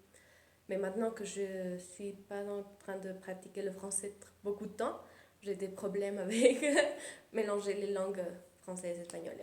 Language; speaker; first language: French; early bilingual, heritage; Spanish